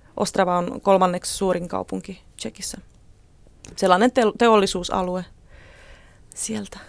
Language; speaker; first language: Finnish; non-native, fluent; Czech